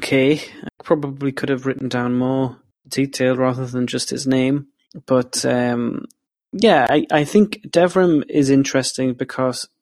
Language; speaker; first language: English; native; English